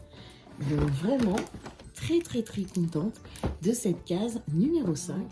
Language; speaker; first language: French; native; French